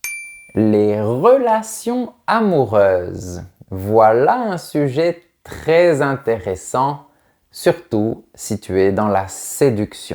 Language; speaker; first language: French; native; French